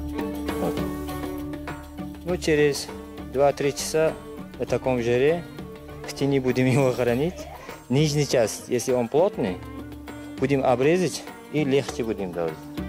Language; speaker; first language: Russian; non-native, learner; Uzbek